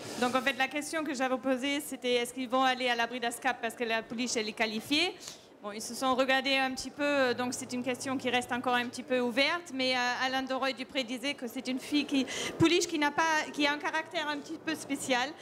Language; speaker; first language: French; native; French